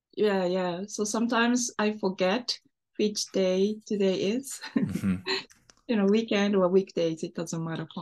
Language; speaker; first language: English; non-native, fluent; Japanese